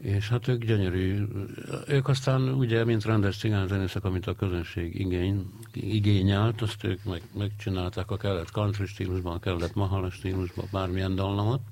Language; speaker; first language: Hungarian; native; Hungarian